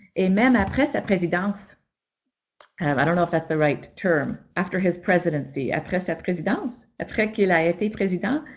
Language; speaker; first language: French; non-native, fluent; English